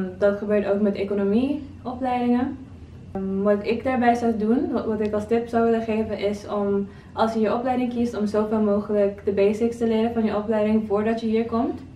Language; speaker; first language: Dutch; non-native, local second language; Papiamento